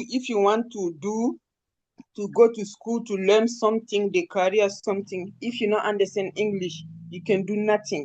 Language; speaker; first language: English; non-native, learner; French